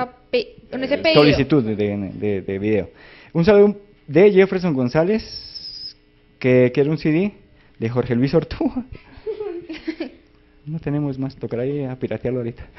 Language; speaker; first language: Spanish; native; Spanish